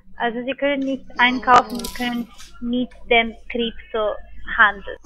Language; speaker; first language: German; non-native, learner; Spanish